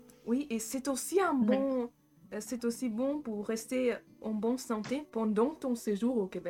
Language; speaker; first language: French; non-native, fluent; German